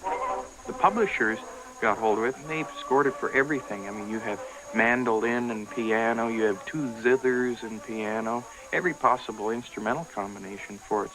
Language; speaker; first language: English; native; English